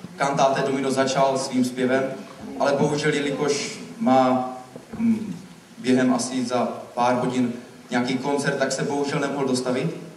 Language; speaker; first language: Czech; native; Czech